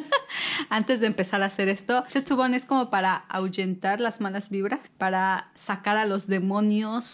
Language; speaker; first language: Spanish; native; Spanish